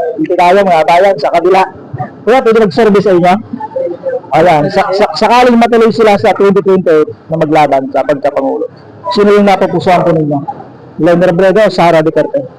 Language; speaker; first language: Filipino; non-native, local second language; Bikol